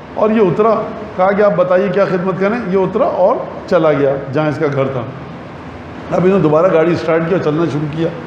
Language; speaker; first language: Urdu; native; Urdu